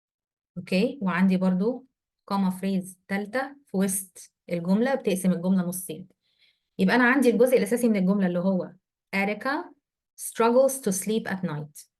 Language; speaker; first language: Arabic; native; Arabic